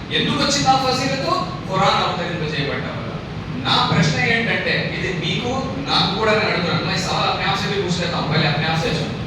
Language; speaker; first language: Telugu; non-native, local second language; Urdu